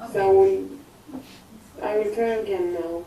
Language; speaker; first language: English; non-native, fluent; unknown